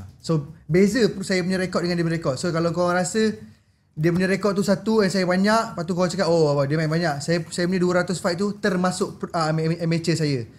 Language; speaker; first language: Malay; native; Malay